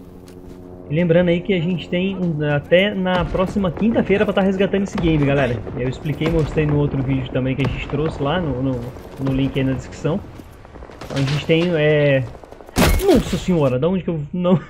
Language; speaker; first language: Portuguese; native; Portuguese